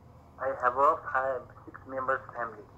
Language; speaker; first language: English; non-native, learner; Nepali